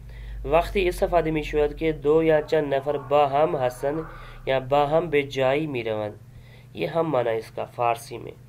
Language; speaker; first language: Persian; non-native, fluent; Urdu